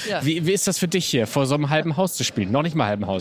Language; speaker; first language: German; native; German